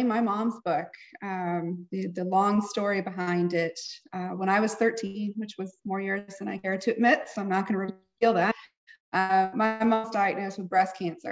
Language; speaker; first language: English; native; English